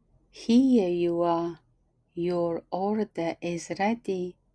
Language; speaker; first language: English; non-native, fluent; Polish